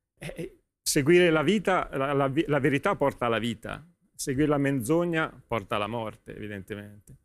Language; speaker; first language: Italian; native; Italian